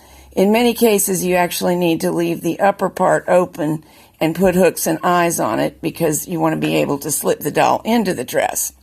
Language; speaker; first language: English; native; English